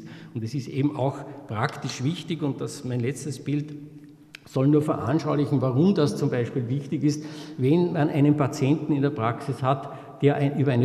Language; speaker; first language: German; native; German